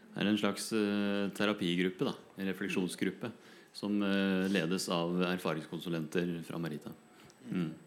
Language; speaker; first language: Norwegian; native; Norwegian